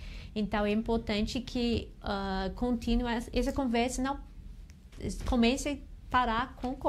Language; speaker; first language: Portuguese; non-native, learner; English